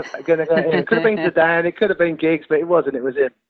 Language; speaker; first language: English; native; English